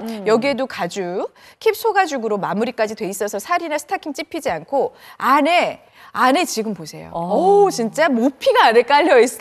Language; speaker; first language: Korean; native; Korean